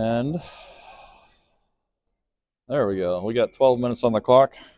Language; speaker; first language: English; native; English